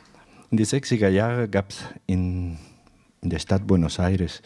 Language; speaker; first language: German; non-native, fluent; Spanish